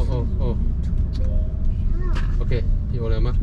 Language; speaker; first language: Chinese; non-native, local second language; English